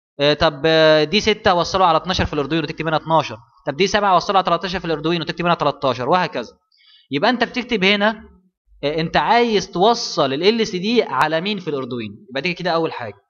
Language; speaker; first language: Arabic; native; Arabic